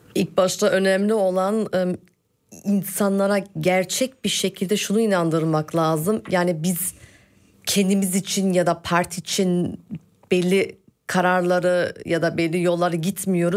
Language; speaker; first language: Turkish; early bilingual, heritage; Turkish